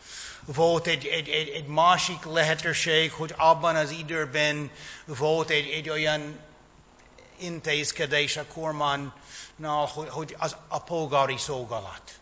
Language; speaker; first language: Hungarian; non-native, fluent; English